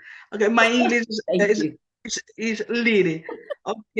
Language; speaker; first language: English; non-native, learner; Spanish